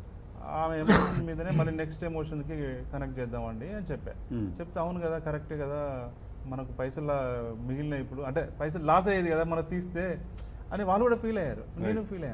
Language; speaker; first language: Telugu; native; Telugu